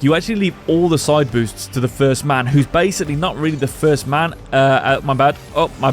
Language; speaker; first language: English; native; English